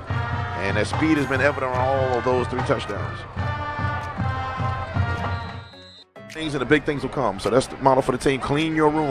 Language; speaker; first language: English; native; English